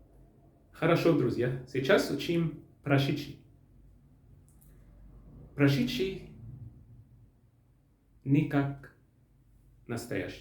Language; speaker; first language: Russian; non-native, learner; Arabic